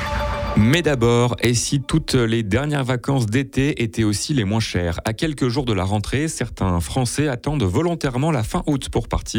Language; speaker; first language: French; native; French